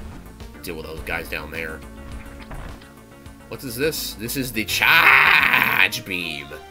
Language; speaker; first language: English; native; English